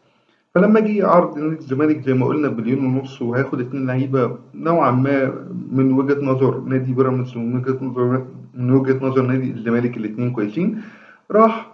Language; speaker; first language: Arabic; native; Arabic